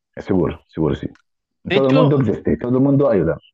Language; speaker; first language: Spanish; non-native, fluent; Arabic